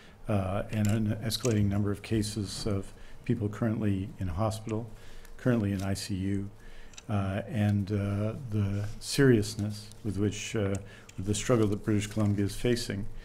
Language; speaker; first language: English; native; English